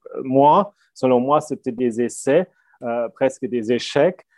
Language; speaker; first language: French; non-native, fluent; German